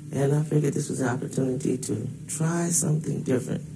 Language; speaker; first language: English; native; English